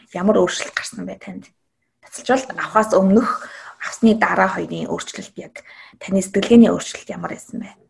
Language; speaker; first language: Mongolian; native; Mongolian